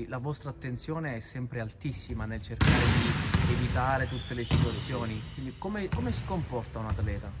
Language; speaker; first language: Italian; native; Italian